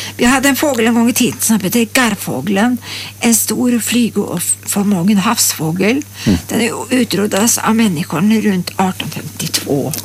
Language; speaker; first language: Swedish; native; Swedish